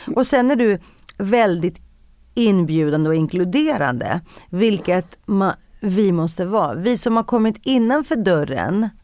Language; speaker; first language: Swedish; early bilingual, other home language; Greek